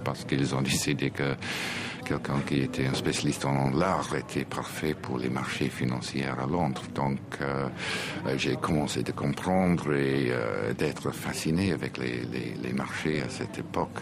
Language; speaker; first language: French; non-native, fluent; English